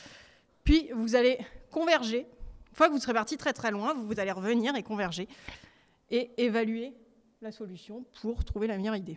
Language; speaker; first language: French; native; French